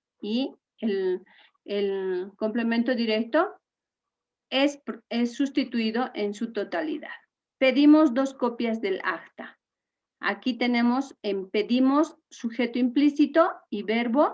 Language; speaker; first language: Spanish; native; Spanish